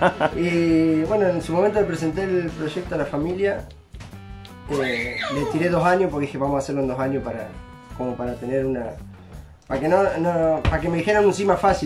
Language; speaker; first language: Spanish; native; Spanish